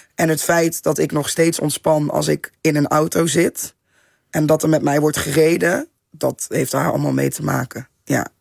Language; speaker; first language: Dutch; native; Dutch